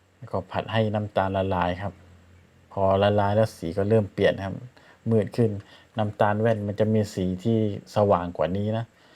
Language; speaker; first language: Thai; non-native, local second language; Malay